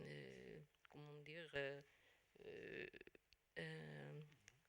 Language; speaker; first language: French; non-native, fluent; Dutch